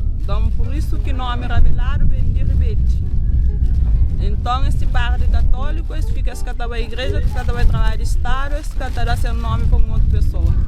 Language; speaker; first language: Portuguese; non-native, local second language; Kabuverdianu